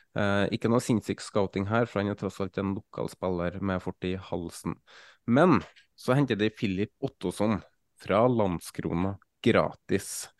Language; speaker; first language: Norwegian; native; Norwegian